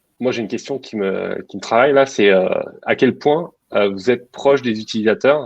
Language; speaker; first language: French; native; French